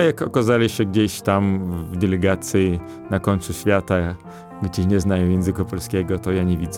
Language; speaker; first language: Polish; non-native, fluent; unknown